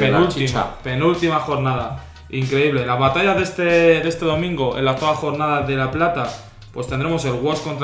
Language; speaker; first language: Spanish; native; Spanish